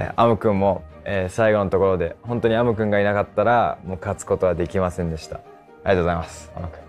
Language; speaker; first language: Japanese; native; Japanese